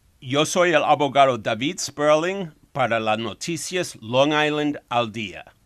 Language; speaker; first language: Spanish; non-native, fluent; English